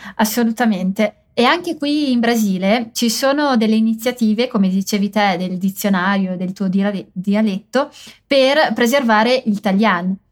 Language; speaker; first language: Italian; native; Italian